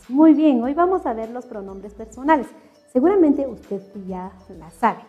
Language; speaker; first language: Spanish; non-native, local second language; Kʼicheʼ